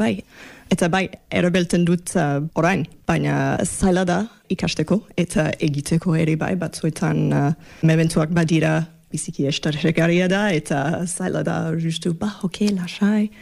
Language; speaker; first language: Basque; non-native, fluent; English